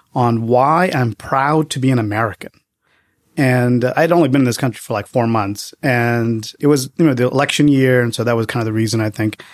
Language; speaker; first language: English; early bilingual, other home language; Tamil